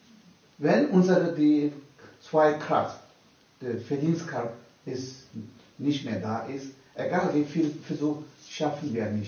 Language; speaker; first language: German; non-native, learner; Tibetan